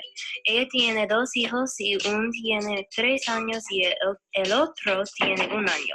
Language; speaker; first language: Spanish; non-native, learner; English